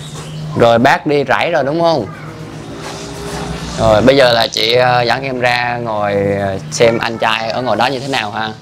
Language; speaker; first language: Vietnamese; native; Vietnamese